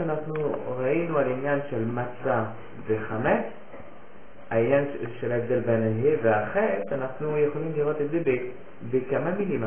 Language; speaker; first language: Hebrew; non-native, fluent; French